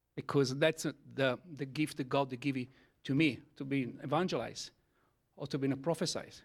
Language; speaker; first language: English; non-native, learner; Italian